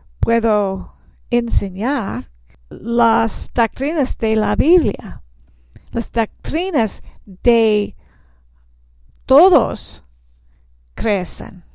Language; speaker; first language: Spanish; non-native, learner; English